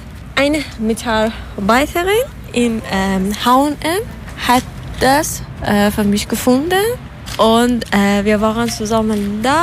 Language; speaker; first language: German; non-native, learner; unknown